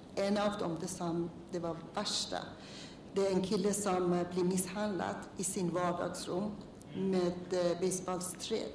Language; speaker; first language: Swedish; non-native, learner; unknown